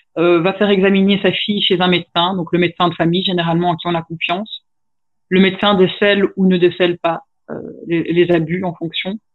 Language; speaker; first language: French; native; French